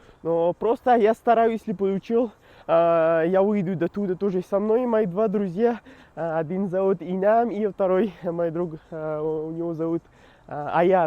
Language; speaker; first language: Russian; non-native, learner; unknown